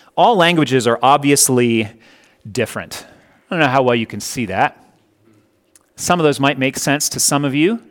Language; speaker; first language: English; native; English